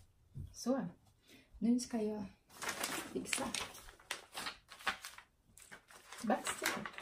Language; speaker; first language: Swedish; non-native, learner; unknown